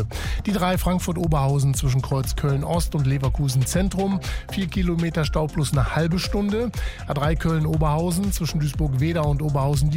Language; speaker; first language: German; native; German